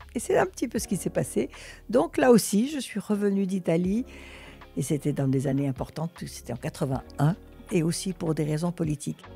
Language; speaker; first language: French; early bilingual, other home language; Russian